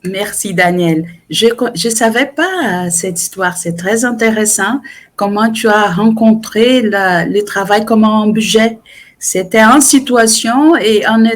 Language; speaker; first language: French; non-native, fluent; Portuguese